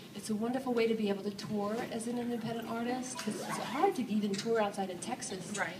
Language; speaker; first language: English; native; English